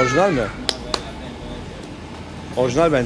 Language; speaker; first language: Turkish; native; Turkish